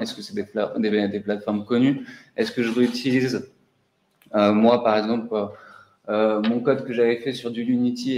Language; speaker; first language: French; native; French